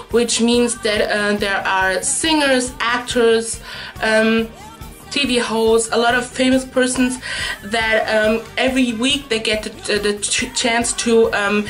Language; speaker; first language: English; non-native, fluent; Portuguese